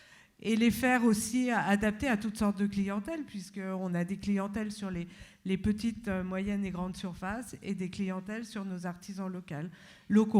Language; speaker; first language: French; native; French